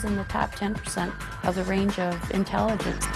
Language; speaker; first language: English; native; English